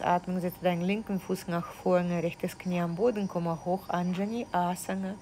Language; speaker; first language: German; non-native, fluent; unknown